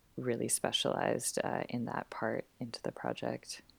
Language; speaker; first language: English; native; English